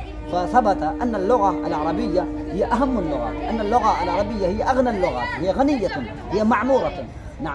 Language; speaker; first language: Arabic; non-native, fluent; Urdu